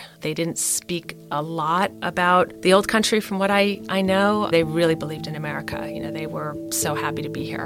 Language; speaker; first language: English; native; English